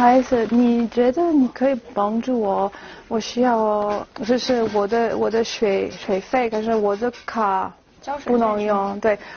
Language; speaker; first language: Chinese; non-native, learner; French